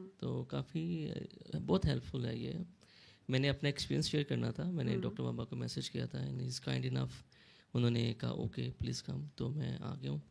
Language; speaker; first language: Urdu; early bilingual, heritage; Urdu